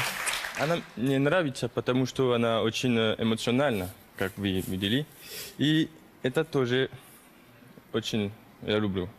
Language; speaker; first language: Russian; early bilingual, heritage; French